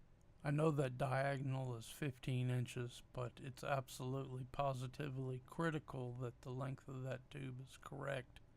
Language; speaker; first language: English; native; English